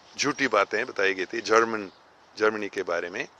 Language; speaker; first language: Urdu; non-native, fluent; English